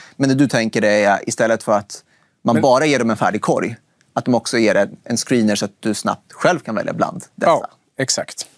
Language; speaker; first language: Swedish; native; Swedish